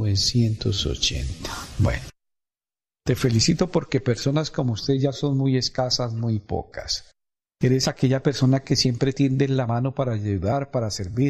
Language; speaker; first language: Spanish; native; Spanish